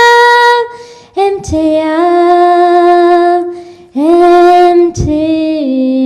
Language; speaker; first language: Hindi; early bilingual, heritage; Urdu